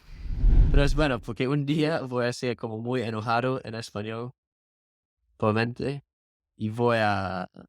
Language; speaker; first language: Spanish; non-native, learner; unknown